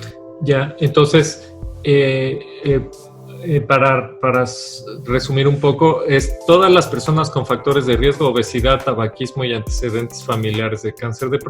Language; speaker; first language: Spanish; native; Spanish